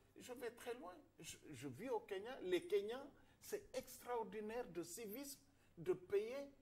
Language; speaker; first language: French; non-native, local second language; Wolof